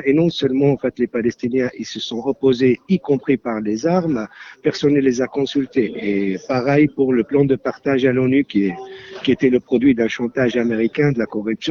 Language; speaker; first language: French; non-native, fluent; Arabic